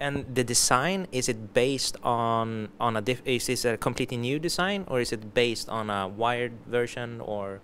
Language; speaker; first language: English; non-native, fluent; Swedish